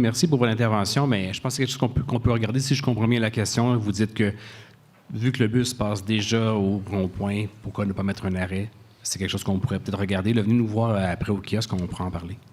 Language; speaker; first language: French; native; French